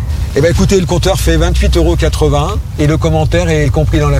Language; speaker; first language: French; native; French